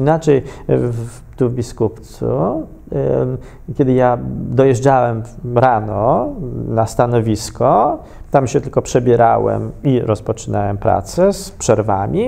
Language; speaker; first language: Polish; native; Polish